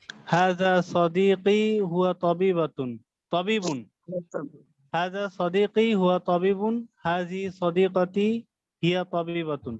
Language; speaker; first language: Arabic; non-native, learner; Bangla